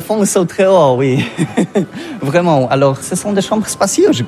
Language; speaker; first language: French; non-native, learner; Polish